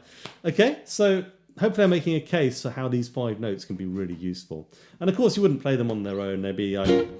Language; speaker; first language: English; native; English